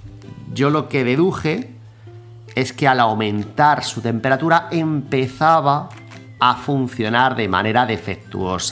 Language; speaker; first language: Spanish; native; Spanish